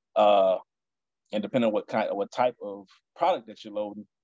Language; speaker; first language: English; native; English